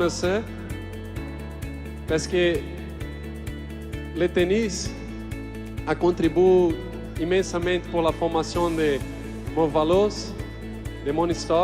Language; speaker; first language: French; non-native, learner; Portuguese